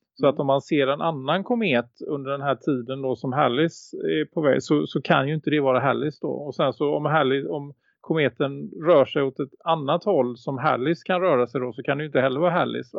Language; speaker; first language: Swedish; native; Swedish